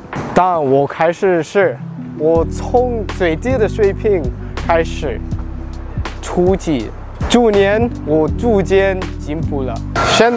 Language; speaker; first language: Chinese; non-native, learner; English